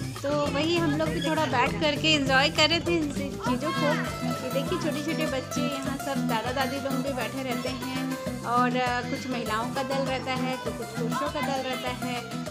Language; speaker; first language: Hindi; native; Hindi